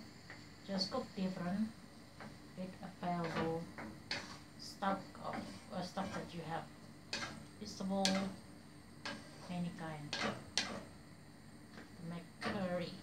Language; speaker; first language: English; non-native, learner; Indonesian